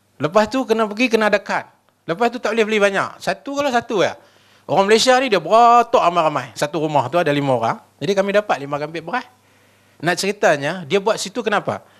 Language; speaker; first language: Malay; native; Malay